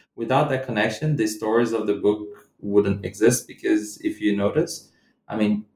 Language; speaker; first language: English; non-native, fluent; Portuguese